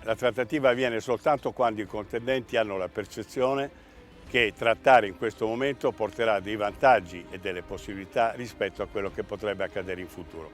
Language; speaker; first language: Italian; native; Italian